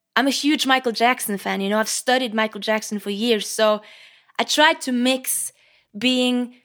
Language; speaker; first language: English; non-native, fluent; Norwegian